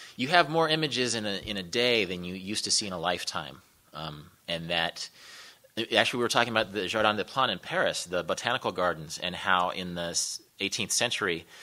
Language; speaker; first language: English; native; English